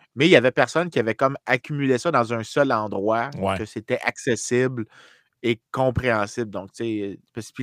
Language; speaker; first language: French; native; French